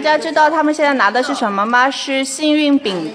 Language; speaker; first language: Chinese; native; Chinese